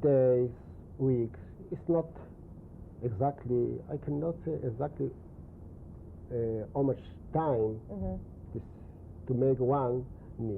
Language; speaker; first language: English; non-native, learner; Spanish